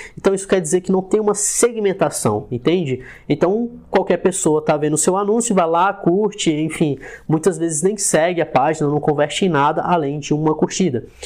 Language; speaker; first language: Portuguese; native; Portuguese